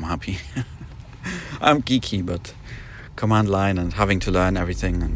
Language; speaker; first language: English; non-native, fluent; German